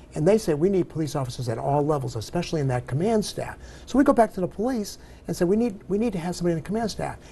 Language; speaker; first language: English; native; English